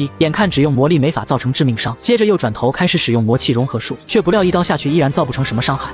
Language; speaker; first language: Chinese; native; Chinese